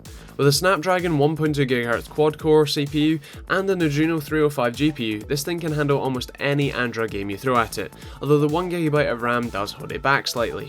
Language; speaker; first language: English; native; English